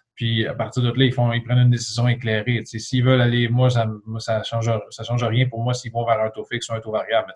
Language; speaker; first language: French; native; French